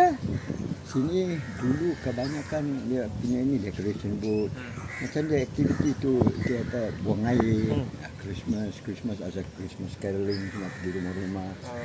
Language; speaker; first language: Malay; non-native, local second language; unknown